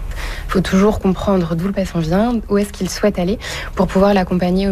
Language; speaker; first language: French; native; French